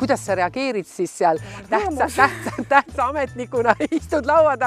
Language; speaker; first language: Estonian; native; Estonian